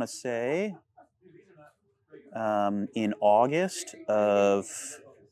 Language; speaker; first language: English; native; English